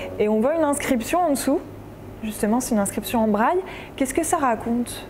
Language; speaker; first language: French; native; French